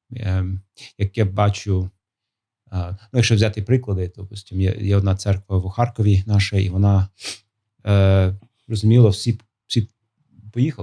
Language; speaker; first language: Ukrainian; non-native, fluent; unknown